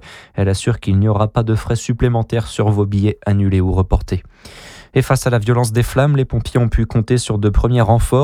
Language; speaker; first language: French; native; French